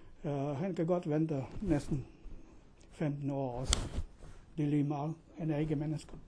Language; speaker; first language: Danish; non-native, learner; Croatian